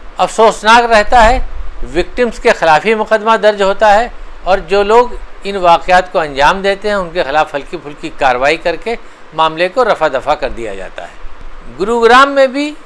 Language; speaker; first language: Hindi; native; Hindi